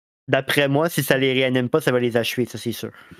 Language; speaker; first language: French; native; French